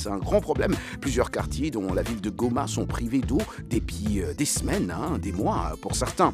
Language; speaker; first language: French; non-native, local second language; Lingala